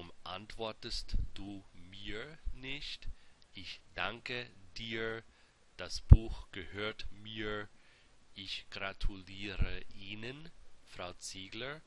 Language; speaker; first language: German; non-native, fluent; English